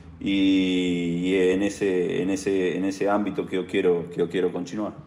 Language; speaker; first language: Portuguese; non-native, learner; Spanish